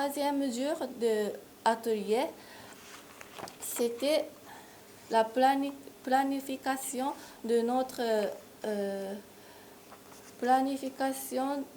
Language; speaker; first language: French; non-native, fluent; Japanese